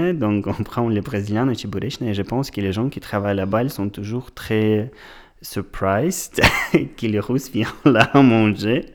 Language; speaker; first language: French; non-native, learner; Russian